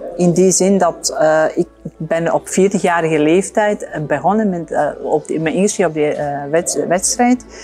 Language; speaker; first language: Dutch; non-native, fluent; Bosnian